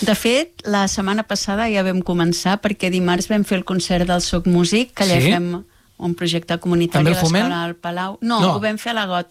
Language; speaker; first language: Catalan; native; Catalan